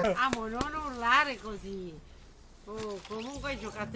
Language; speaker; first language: Italian; native; Italian